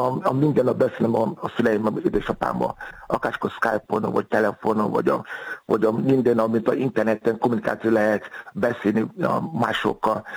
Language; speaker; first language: Hungarian; non-native, fluent; Yoruba